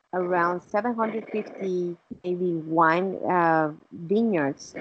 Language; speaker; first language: English; non-native, fluent; Spanish